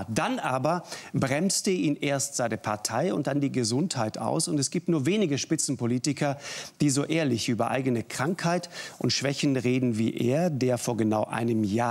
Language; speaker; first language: German; native; German